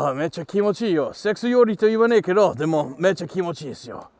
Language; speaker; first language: Japanese; non-native, fluent; English